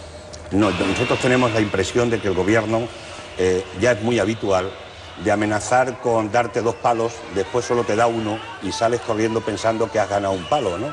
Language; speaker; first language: Spanish; native; Spanish